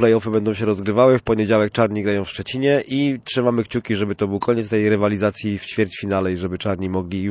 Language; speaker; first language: Polish; native; Polish